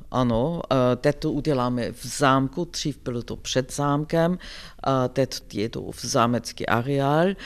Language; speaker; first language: Czech; non-native, fluent; German